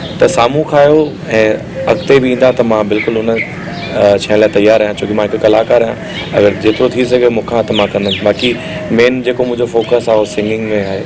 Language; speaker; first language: Sindhi; early bilingual, heritage; Sindhi